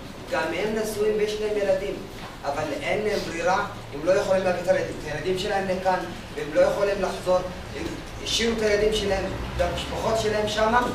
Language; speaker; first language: Hebrew; non-native, fluent; Tigrinya